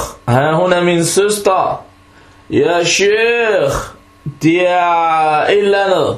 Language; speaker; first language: Danish; non-native, fluent; Arabic